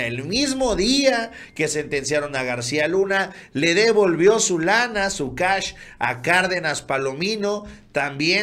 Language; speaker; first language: Spanish; native; Spanish